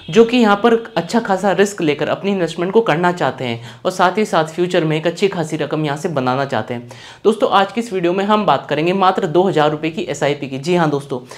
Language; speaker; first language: Hindi; native; Hindi